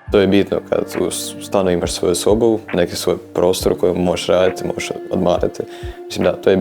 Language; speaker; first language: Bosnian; non-native, fluent; Ukrainian